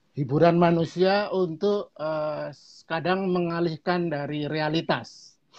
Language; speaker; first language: Indonesian; non-native, local second language; Javanese